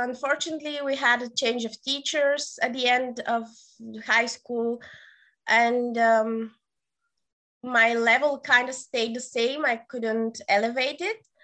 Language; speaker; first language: English; non-native, fluent; Bulgarian